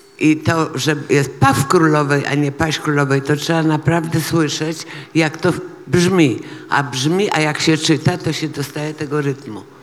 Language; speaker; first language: Polish; native; Polish